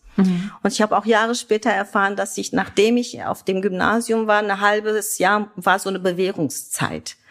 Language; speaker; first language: German; early bilingual, other home language; Kurdish